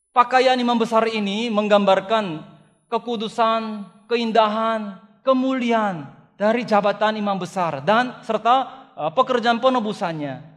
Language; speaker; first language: Indonesian; non-native, fluent; Korean